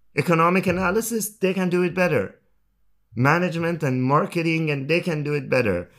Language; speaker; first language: English; non-native, fluent; Persian